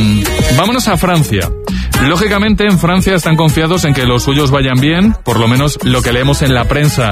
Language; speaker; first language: Spanish; native; Spanish